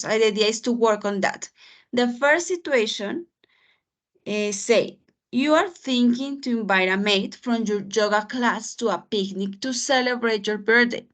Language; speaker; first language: English; non-native, fluent; Spanish